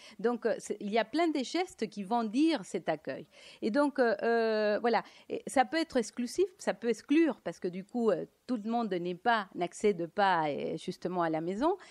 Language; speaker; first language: French; non-native, fluent; Spanish